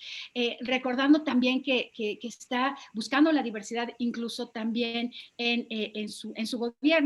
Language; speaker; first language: Spanish; native; Spanish